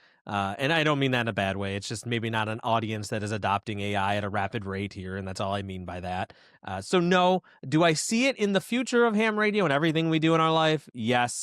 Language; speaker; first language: English; native; English